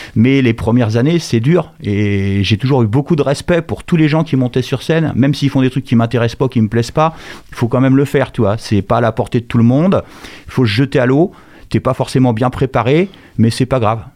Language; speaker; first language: French; native; French